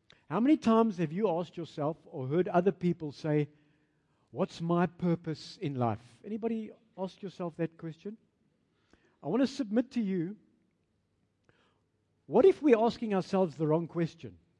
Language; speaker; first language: English; non-native, local second language; Afrikaans